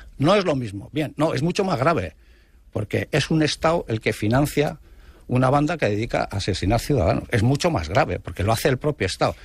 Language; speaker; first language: Spanish; non-native, local second language; Basque